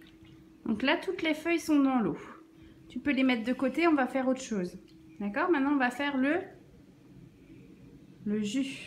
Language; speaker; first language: French; native; French